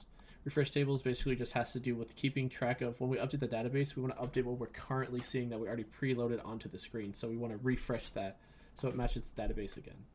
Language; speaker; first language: English; native; English